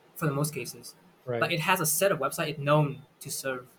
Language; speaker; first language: English; non-native, fluent; Vietnamese